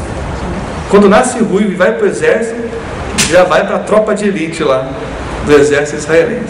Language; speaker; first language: Portuguese; native; Portuguese